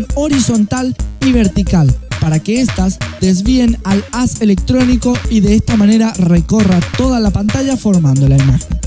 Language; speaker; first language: Spanish; native; Spanish